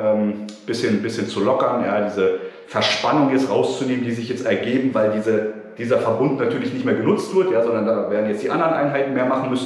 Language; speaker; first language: German; native; German